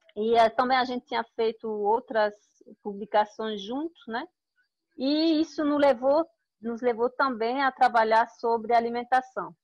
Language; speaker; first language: Portuguese; non-native, fluent; French